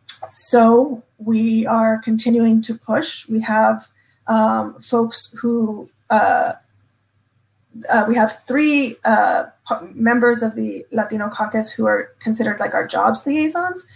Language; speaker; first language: English; native; English